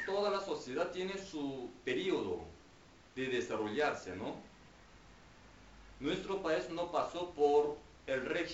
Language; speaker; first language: Spanish; non-native, fluent; Korean